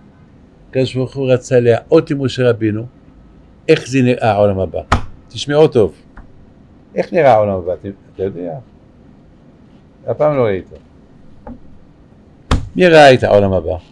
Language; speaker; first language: Hebrew; non-native, fluent; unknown